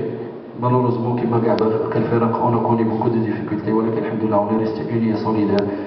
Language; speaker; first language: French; non-native, local second language; Arabic